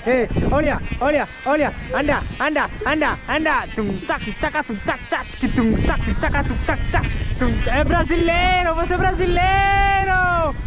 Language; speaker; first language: Portuguese; non-native, learner; French